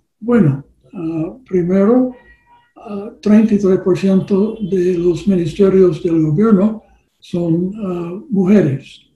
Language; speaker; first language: Spanish; non-native, learner; English